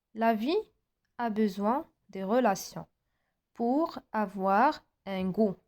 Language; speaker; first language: French; non-native, local second language; Arabic